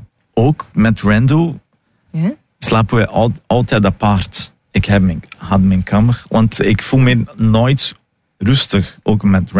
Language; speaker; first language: Dutch; non-native, learner; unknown